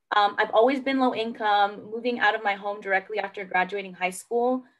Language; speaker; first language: English; native; English